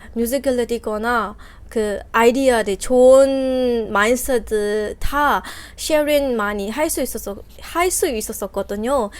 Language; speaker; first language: Korean; non-native, fluent; Burmese